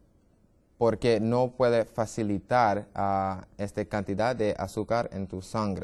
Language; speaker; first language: Spanish; non-native, learner; English